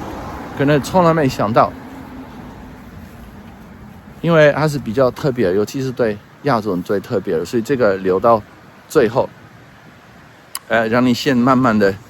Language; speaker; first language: Chinese; non-native, fluent; Dutch